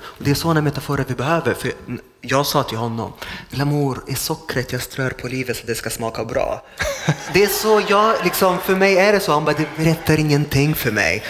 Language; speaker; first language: Swedish; non-native, fluent; Arabic